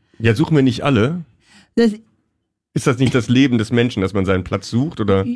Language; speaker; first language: German; native; German